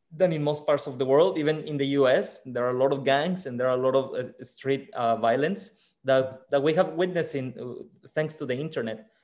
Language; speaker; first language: English; non-native, fluent; Spanish